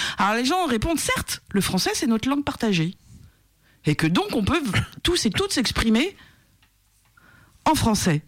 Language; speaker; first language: French; native; French